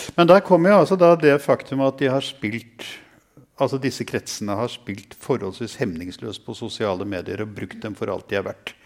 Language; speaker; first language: Norwegian; native; Norwegian